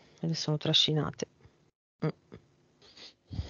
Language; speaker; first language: Italian; native; Italian